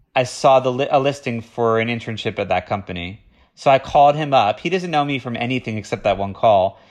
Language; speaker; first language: English; native; English